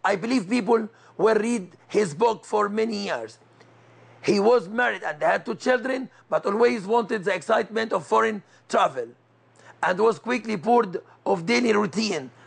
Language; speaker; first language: English; non-native, fluent; Arabic